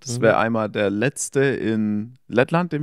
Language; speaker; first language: German; native; German